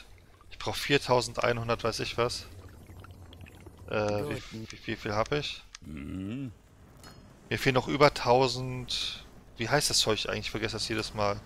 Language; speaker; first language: German; native; German